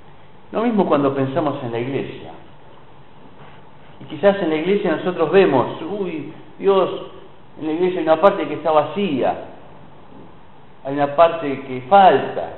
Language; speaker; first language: Spanish; native; Spanish